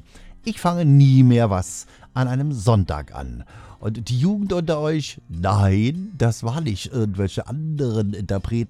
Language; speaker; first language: German; native; German